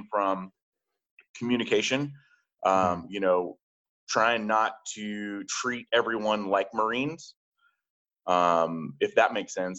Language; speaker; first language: English; native; English